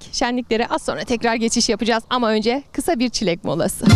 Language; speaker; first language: Turkish; native; Turkish